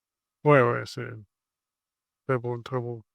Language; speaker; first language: French; non-native, fluent; Spanish